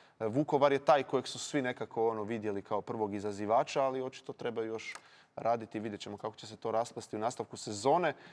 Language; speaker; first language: Croatian; native; Croatian